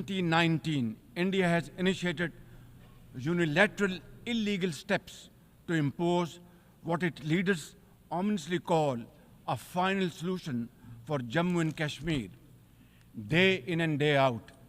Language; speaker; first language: English; non-native, local second language; Urdu